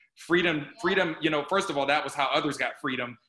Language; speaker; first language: English; native; English